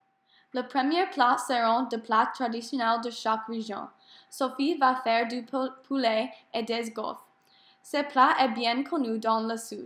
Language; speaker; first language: French; non-native, learner; English